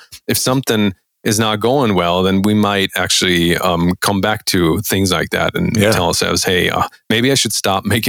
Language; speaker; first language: English; non-native, fluent; German